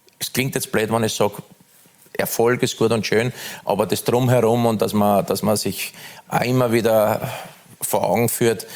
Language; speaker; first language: German; native; German